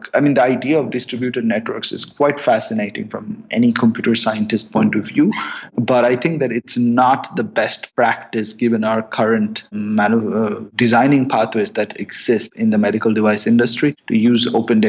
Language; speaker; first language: English; non-native, local second language; Bangla